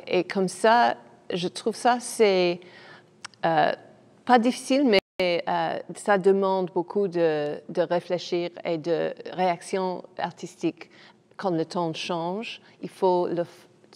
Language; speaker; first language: French; non-native, fluent; English